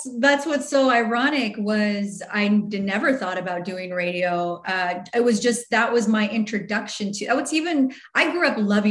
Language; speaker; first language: English; native; English